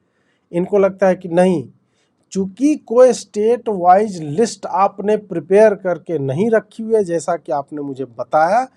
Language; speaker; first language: Hindi; native; Hindi